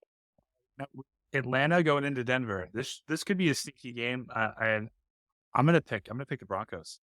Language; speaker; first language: English; native; English